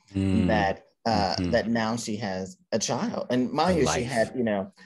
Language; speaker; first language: English; native; English